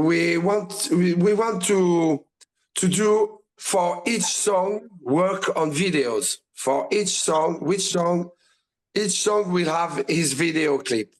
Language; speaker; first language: English; non-native, learner; French